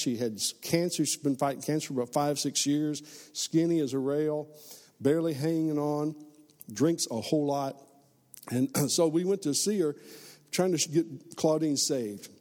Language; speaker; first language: English; native; English